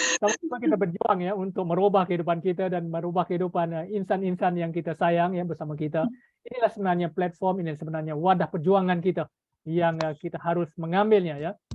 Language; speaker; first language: Malay; native; Malay